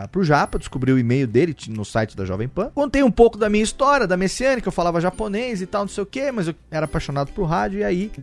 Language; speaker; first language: Portuguese; native; Portuguese